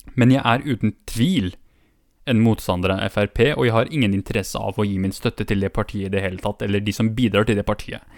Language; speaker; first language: Norwegian; early bilingual, other home language; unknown